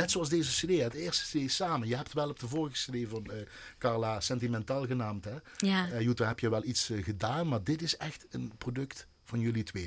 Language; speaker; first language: Dutch; native; Dutch